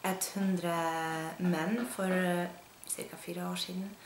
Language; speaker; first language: Norwegian; non-native, fluent; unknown